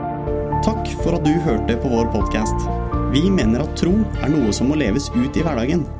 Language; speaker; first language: Norwegian; native; Norwegian